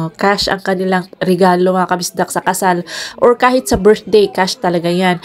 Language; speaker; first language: Filipino; non-native, local second language; Cebuano